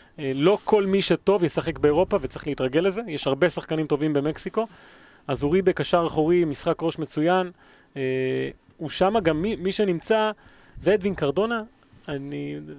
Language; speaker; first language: Hebrew; early bilingual, other home language; Spanish